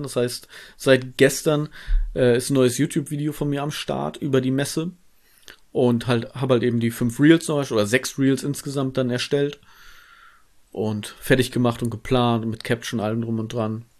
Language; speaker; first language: German; native; German